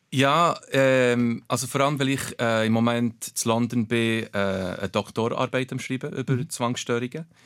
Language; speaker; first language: German; early bilingual, other home language; Portuguese